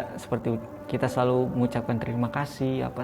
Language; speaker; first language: Indonesian; native; Indonesian